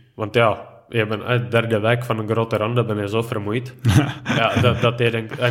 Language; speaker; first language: Dutch; non-native, fluent; Czech